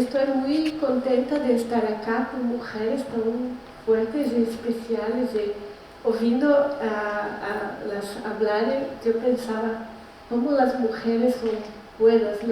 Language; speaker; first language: Spanish; non-native, learner; Portuguese